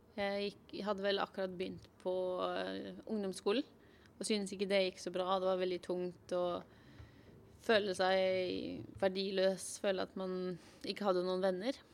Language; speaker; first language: Norwegian; native; Norwegian